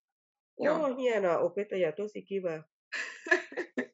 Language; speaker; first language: Finnish; non-native, learner; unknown